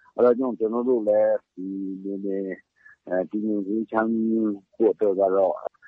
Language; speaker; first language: Burmese; non-native, local second language; Kachin